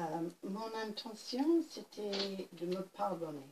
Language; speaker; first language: French; non-native, fluent; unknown